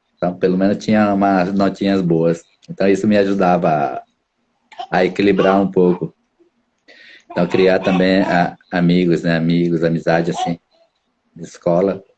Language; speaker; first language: Portuguese; non-native, local second language; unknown